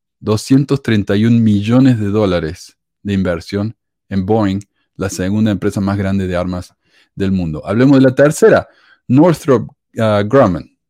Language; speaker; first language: Spanish; native; Spanish